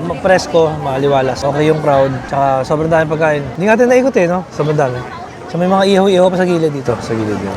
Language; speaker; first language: Filipino; native; Filipino